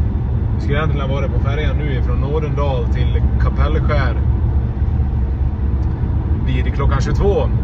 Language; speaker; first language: Swedish; native; Swedish